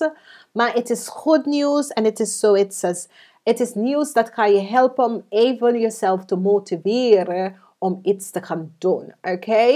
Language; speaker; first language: Dutch; non-native, fluent; English